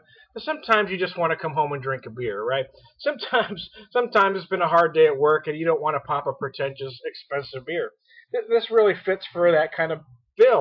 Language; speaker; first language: English; native; English